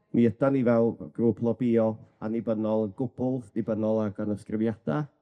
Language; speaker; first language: Welsh; native; Welsh